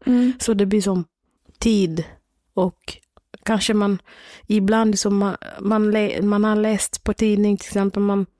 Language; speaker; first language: Swedish; non-native, learner; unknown